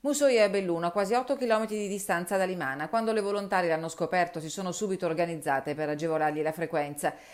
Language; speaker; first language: Italian; native; Italian